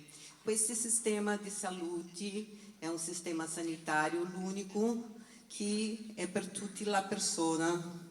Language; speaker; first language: Italian; non-native, learner; Portuguese